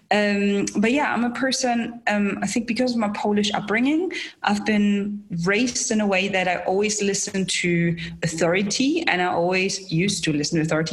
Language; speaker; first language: English; non-native, fluent; German